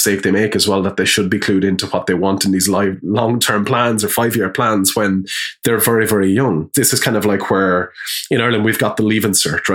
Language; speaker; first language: English; native; English